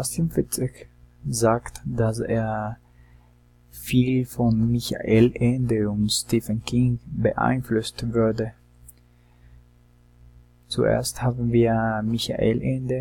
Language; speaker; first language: German; non-native, learner; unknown